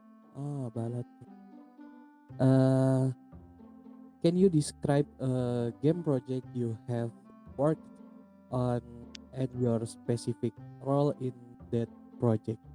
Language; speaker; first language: English; non-native, learner; Indonesian